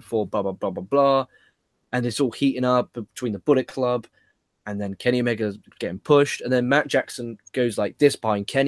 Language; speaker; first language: English; native; English